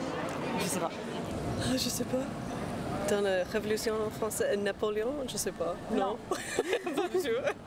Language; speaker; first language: French; non-native, learner; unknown